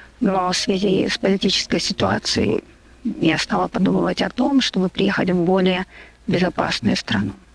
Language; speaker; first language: Russian; native; Russian